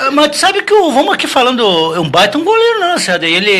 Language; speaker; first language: Portuguese; native; Portuguese